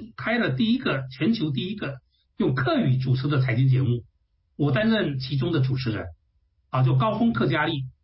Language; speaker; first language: Chinese; non-native, local second language; Hakka Chinese